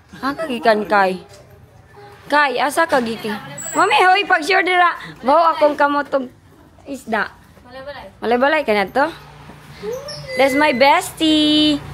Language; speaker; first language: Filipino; non-native, local second language; Cebuano